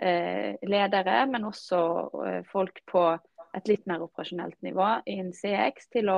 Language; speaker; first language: Norwegian; native; Norwegian